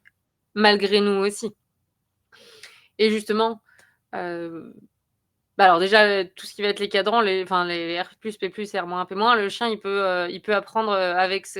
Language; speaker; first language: French; native; French